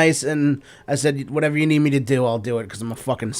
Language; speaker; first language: English; native; English